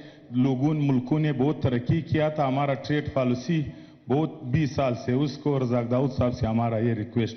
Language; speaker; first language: Hindi; non-native, local second language; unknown